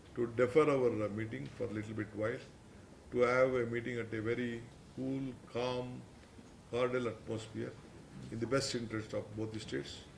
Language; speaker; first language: English; non-native, local second language; Kannada